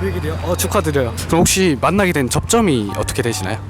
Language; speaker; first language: Korean; native; Korean